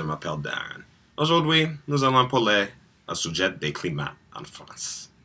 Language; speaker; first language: French; non-native, learner; English